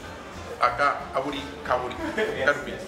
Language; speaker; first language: Japanese; non-native, learner; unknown